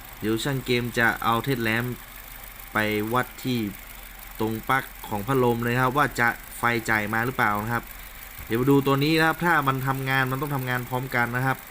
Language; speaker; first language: Thai; native; Thai